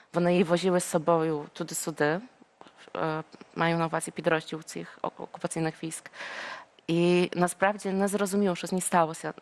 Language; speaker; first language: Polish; native; Polish